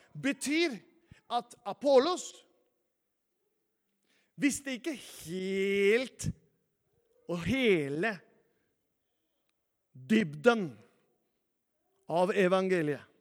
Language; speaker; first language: Norwegian; non-native, fluent; Spanish